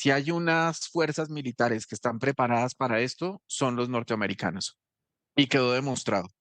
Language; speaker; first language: Spanish; native; Spanish